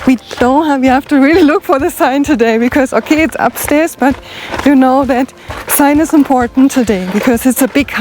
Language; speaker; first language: English; non-native, learner; German